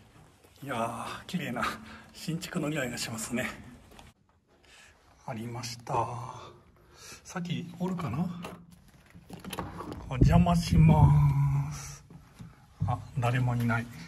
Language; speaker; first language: Japanese; native; Japanese